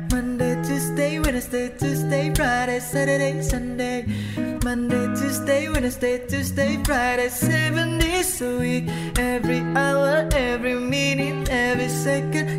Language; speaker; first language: English; non-native, fluent; Indonesian